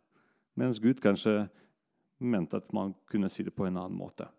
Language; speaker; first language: Norwegian; non-native, fluent; Russian